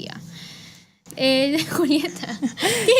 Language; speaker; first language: Spanish; native; Spanish